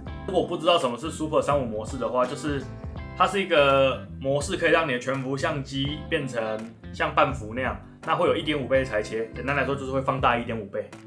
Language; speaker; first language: Chinese; native; Chinese